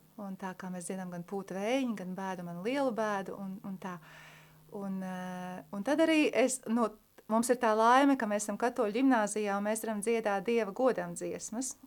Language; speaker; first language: Latvian; native; Latvian